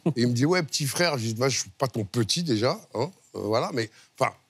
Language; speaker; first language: French; native; French